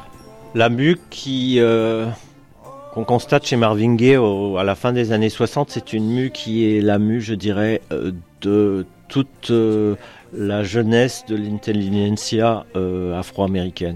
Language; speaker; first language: French; native; French